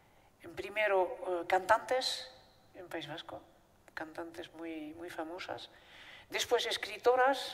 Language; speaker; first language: Spanish; non-native, fluent; Basque